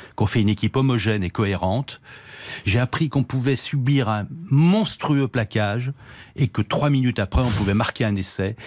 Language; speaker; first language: French; native; French